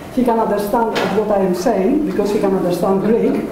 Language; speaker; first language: English; non-native, fluent; Greek